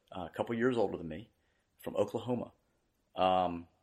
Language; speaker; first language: English; native; English